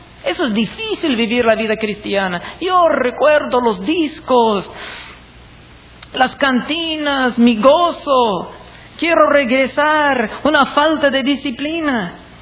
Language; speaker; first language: Spanish; non-native, fluent; English